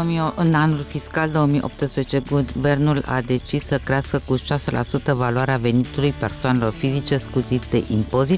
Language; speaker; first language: Romanian; native; Romanian